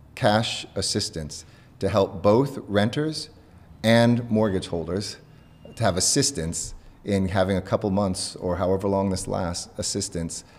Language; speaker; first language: English; native; English